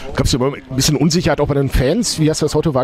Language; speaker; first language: German; native; German